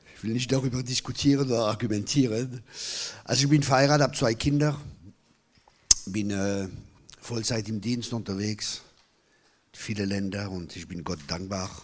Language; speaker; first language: German; non-native, local second language; French